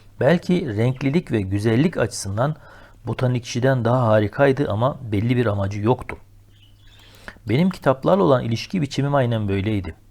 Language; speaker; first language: Turkish; native; Turkish